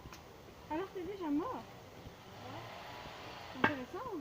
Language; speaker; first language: French; native; French